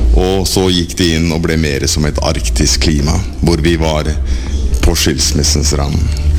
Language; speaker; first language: Norwegian; native; Norwegian